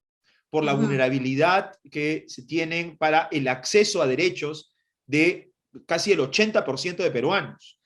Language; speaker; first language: Spanish; native; Spanish